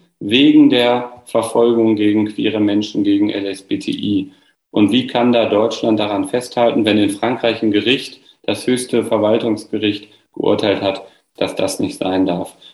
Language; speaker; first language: German; native; German